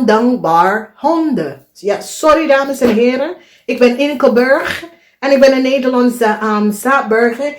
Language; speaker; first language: Dutch; non-native, fluent; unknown